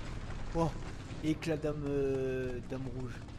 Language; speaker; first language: French; native; French